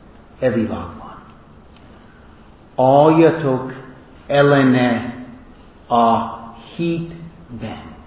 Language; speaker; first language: Hungarian; non-native, fluent; English